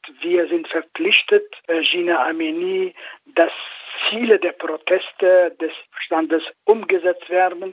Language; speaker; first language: German; non-native, fluent; Kurdish